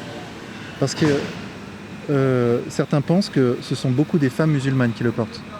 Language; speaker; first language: French; native; French